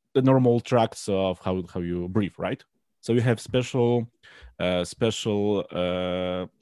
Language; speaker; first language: English; non-native, fluent; Polish